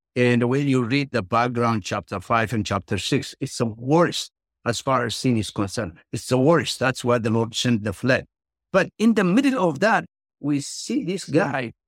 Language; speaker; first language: English; non-native, fluent; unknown